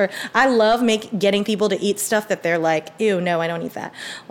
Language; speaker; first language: English; native; English